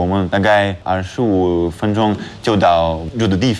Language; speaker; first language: Chinese; non-native, fluent; Russian